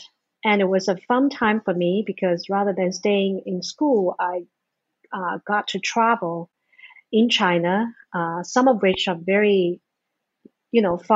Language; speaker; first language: English; non-native, fluent; Chinese